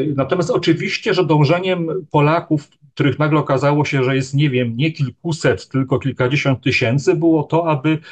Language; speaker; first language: Polish; native; Polish